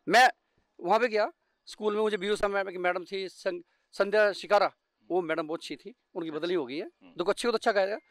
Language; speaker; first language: Hindi; native; Hindi